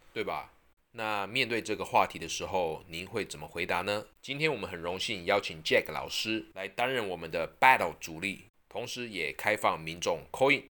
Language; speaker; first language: Chinese; native; Chinese